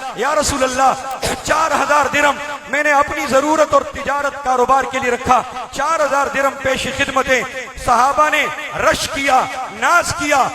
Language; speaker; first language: Urdu; non-native, local second language; Pashto